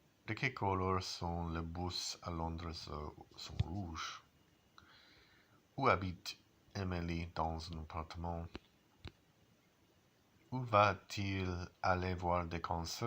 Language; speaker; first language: French; non-native, learner; English